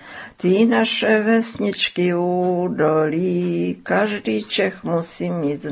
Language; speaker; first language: Czech; early bilingual, heritage; Czech